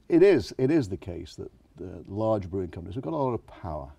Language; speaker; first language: English; native; English